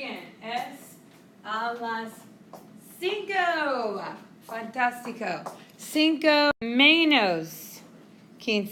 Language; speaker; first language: Spanish; non-native, fluent; English